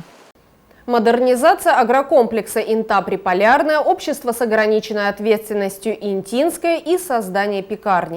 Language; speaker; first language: Russian; native; Russian